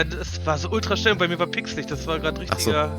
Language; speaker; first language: German; native; German